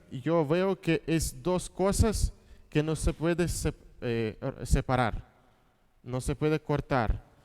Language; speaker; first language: Spanish; non-native, fluent; Russian